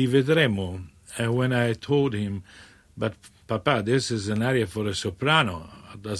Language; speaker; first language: English; non-native, fluent; Italian